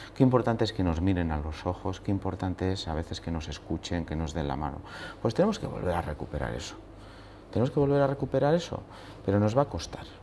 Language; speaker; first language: Spanish; native; Spanish